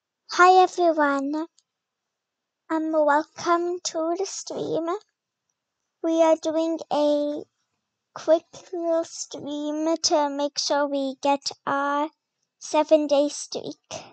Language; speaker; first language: English; native; English